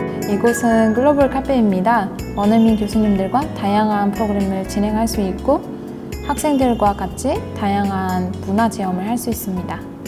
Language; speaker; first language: Korean; non-native, fluent; Uzbek